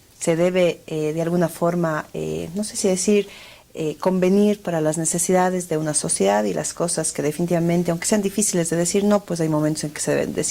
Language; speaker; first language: Spanish; native; Spanish